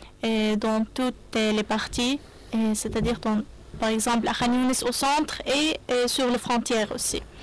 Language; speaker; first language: French; non-native, learner; Arabic